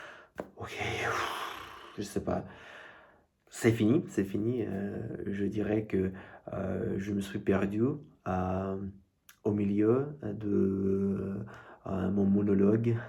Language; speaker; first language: French; non-native, fluent; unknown